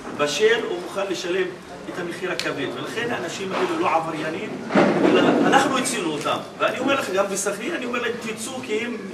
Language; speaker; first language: Hebrew; non-native, local second language; Arabic